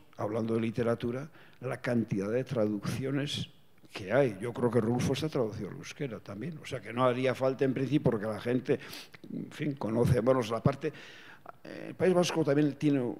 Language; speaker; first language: Spanish; non-native, local second language; Basque